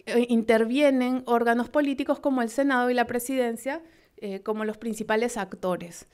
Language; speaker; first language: Spanish; native; Spanish